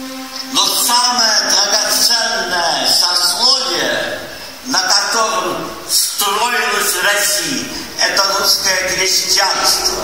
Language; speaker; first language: Russian; early bilingual, heritage; Russian